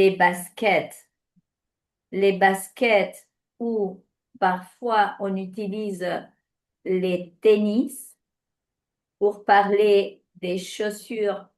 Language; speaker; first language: French; non-native, fluent; Spanish